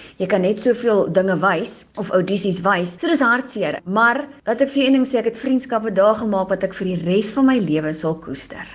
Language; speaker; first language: Afrikaans; native; Afrikaans